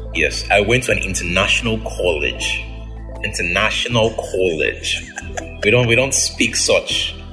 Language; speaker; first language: English; non-native, local second language; Yoruba